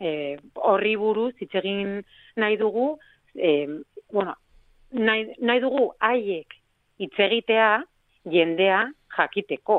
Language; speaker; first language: Basque; non-native, local second language; Spanish